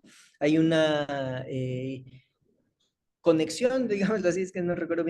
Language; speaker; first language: Spanish; native; Spanish